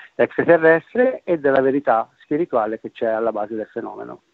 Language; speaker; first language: Italian; native; Italian